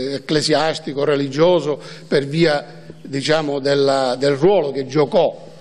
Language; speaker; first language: Italian; native; Italian